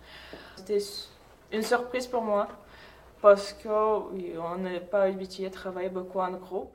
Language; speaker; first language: French; non-native, fluent; Russian